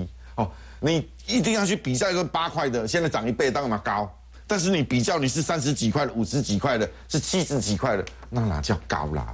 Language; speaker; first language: Chinese; native; Chinese